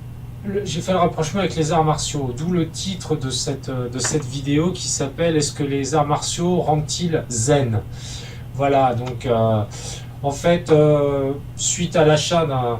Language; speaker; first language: French; native; French